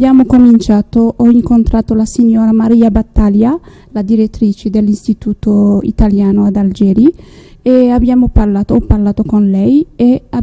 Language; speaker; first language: Italian; non-native, learner; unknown